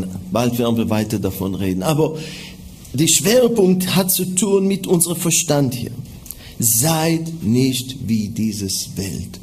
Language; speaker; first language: German; non-native, fluent; Hebrew